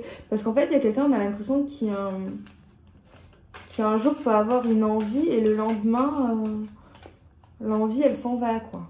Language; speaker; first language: French; native; French